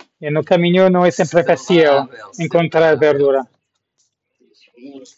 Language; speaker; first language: Portuguese; non-native, learner; English